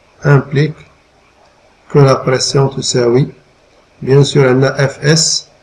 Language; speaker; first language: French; non-native, local second language; Arabic